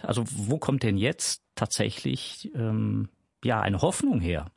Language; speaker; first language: German; native; German